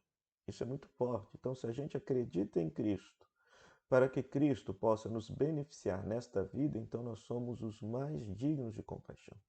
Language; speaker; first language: Portuguese; native; Portuguese